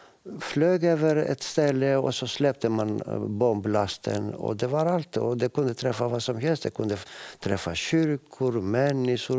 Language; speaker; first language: Swedish; non-native, fluent; Greek